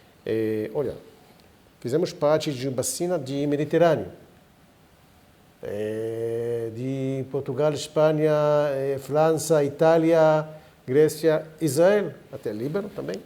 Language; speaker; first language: Portuguese; non-native, fluent; Hebrew